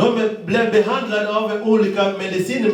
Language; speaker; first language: Swedish; non-native, fluent; Lingala